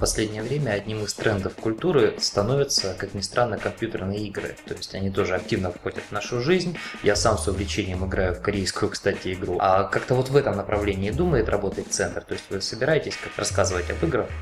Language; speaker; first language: Russian; native; Russian